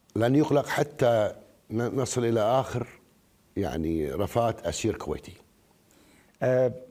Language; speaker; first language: Arabic; native; Arabic